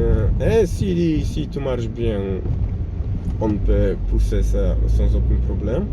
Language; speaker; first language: French; non-native, fluent; Polish